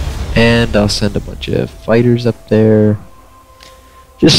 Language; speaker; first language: English; native; English